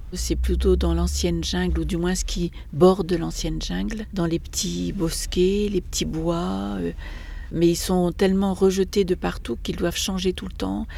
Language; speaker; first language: French; native; French